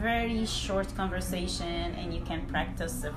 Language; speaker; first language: English; non-native, fluent; Arabic